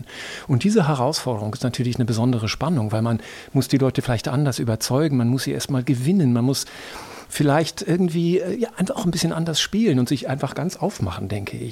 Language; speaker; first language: German; native; German